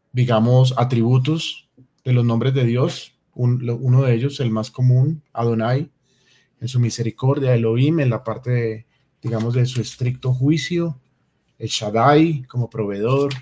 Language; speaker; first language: Spanish; native; Spanish